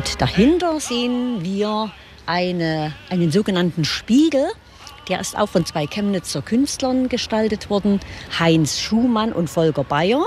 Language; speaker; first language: German; native; German